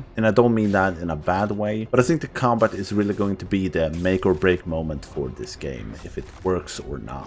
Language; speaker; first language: English; non-native, fluent; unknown